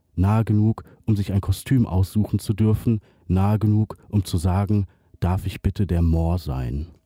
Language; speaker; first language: German; native; German